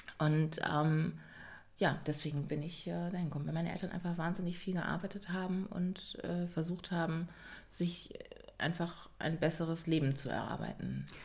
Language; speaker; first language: German; native; German